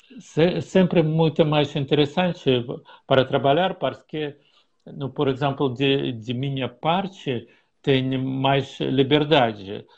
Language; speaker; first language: Portuguese; non-native, learner; Russian